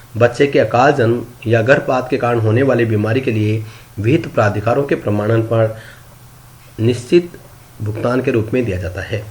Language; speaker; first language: Hindi; native; Hindi